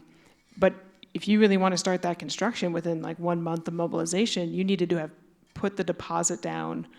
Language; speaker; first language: English; native; English